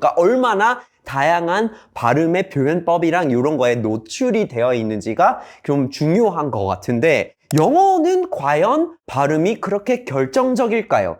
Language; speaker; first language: Korean; non-native, fluent; English